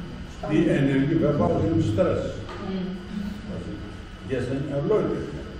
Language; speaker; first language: German; non-native, fluent; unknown